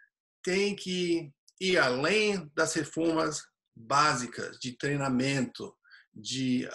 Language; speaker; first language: Portuguese; non-native, fluent; English